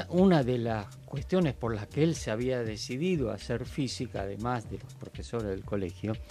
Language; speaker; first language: Spanish; native; Spanish